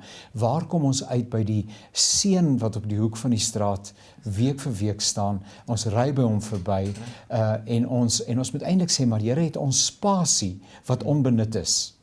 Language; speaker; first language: Afrikaans; native; Afrikaans